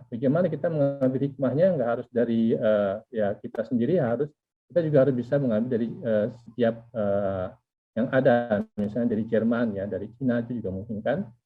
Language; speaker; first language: Indonesian; native; Indonesian